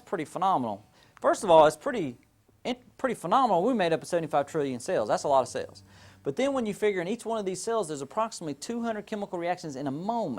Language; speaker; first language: English; native; English